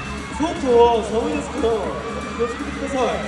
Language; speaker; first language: Japanese; non-native, learner; Korean